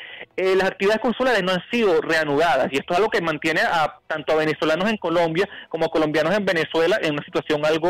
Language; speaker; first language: Spanish; native; Spanish